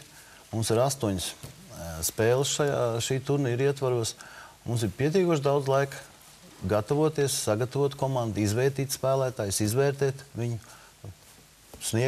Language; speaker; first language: Latvian; native; Latvian